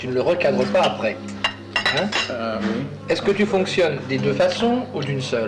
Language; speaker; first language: French; native; French